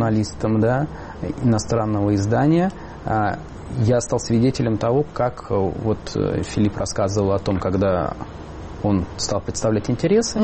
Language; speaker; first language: Russian; native; Russian